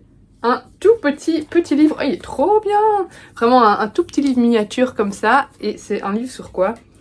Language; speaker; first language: French; native; French